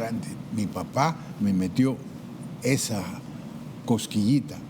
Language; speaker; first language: Spanish; native; Spanish